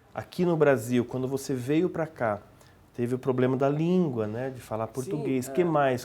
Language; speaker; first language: Portuguese; native; Portuguese